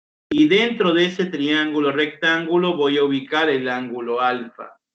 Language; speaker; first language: Spanish; native; Spanish